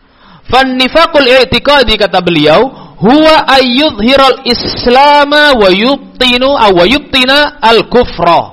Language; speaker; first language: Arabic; non-native, fluent; Indonesian